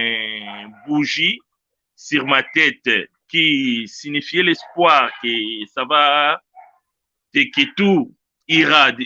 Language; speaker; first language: French; non-native, local second language; Luba-Lulua